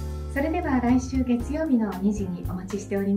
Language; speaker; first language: Japanese; native; Japanese